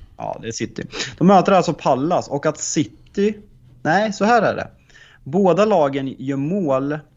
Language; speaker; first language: Swedish; native; Swedish